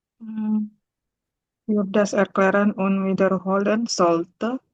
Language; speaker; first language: German; non-native, learner; Indonesian